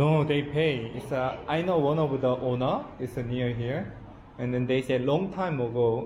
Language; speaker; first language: English; non-native, learner; Korean